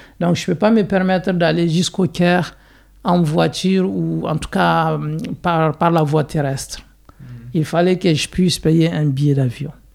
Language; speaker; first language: French; non-native, local second language; Hausa